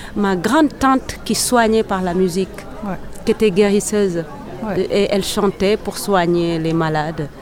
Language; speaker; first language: French; non-native, local second language; Serer